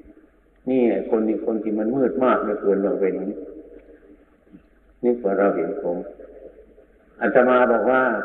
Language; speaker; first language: Thai; native; Thai